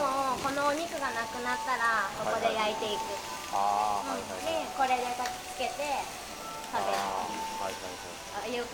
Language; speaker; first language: Japanese; native; Japanese